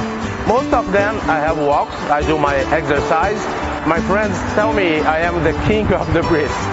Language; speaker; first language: English; non-native, fluent; Portuguese